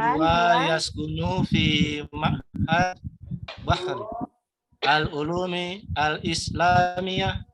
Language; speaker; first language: Arabic; non-native, learner; Indonesian